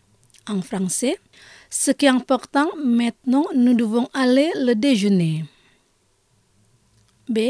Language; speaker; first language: French; non-native, fluent; Indonesian